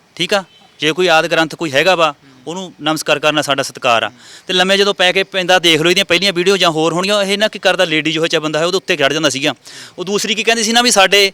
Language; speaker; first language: Punjabi; native; Punjabi